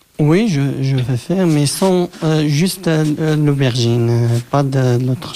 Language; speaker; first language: French; non-native, learner; Arabic